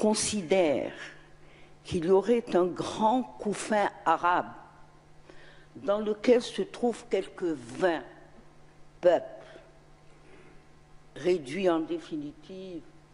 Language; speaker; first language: French; non-native, local second language; Arabic